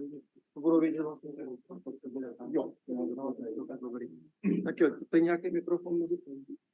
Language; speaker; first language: Czech; native; Czech